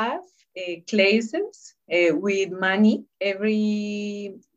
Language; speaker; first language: English; non-native, learner; Spanish